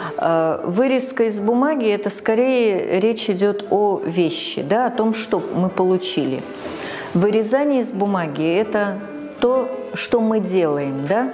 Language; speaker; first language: Russian; native; Russian